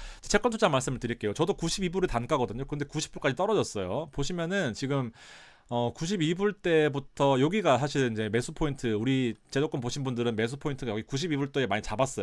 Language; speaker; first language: Korean; native; Korean